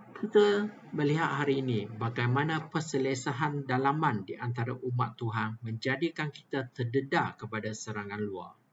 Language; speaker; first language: Malay; non-native, local second language; Chinese